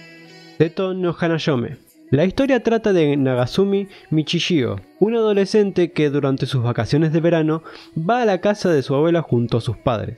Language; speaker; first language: Spanish; native; Spanish